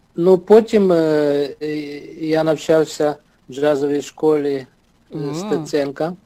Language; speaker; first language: Ukrainian; native; Ukrainian